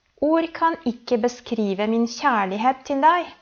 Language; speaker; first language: Norwegian; non-native, fluent; Polish